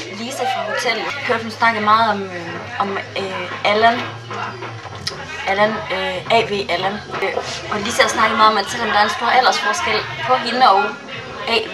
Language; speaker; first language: Danish; native; Danish